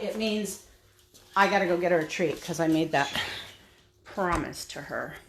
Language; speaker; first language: English; native; English